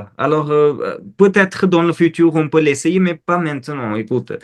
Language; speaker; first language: French; non-native, fluent; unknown